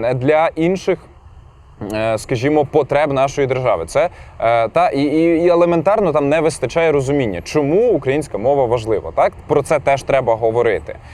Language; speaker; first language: Ukrainian; native; Ukrainian